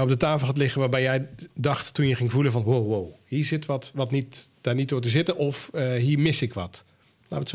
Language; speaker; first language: Dutch; native; Dutch